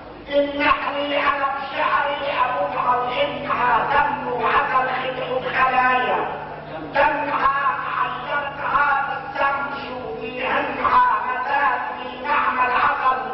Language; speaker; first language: Arabic; native; Arabic